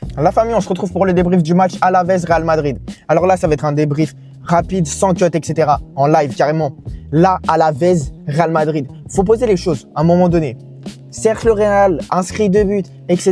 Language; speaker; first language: French; native; French